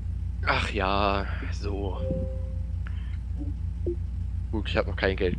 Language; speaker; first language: German; native; German